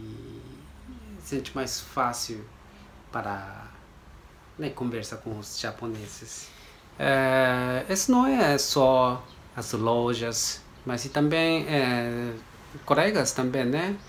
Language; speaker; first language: Portuguese; non-native, learner; Japanese